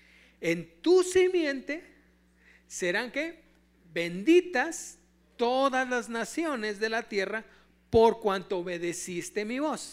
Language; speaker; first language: Spanish; native; Spanish